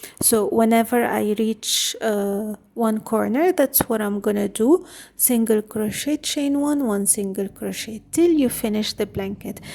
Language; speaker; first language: English; non-native, fluent; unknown